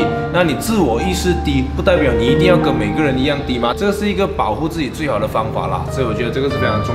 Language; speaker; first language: Chinese; native; Chinese